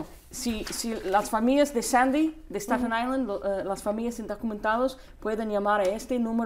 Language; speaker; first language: Spanish; non-native, fluent; English